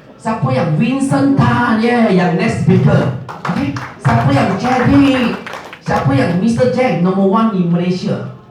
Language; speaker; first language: Malay; non-native, local second language; Min Nan Chinese